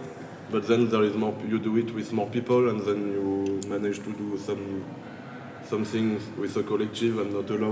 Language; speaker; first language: English; non-native, fluent; French